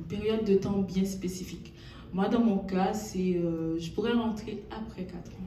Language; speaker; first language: French; non-native, local second language; Haitian Creole